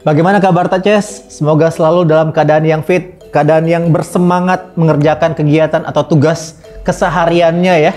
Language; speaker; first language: Indonesian; native; Indonesian